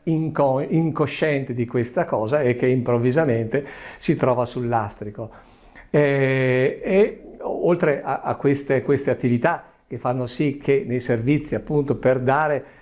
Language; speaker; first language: Italian; native; Italian